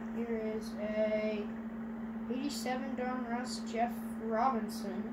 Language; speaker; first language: English; native; English